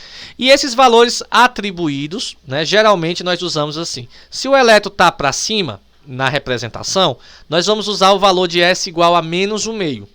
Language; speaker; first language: Portuguese; native; Portuguese